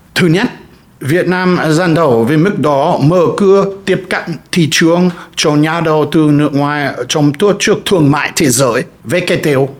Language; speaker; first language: Vietnamese; non-native, fluent; German